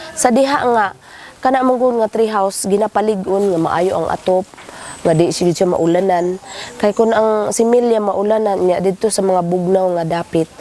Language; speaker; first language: Cebuano; non-native, local second language; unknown